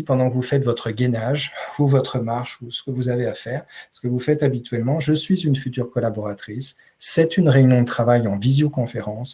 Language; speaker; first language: French; native; French